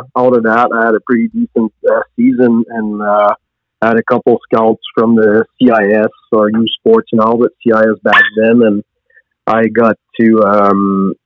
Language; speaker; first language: English; native; English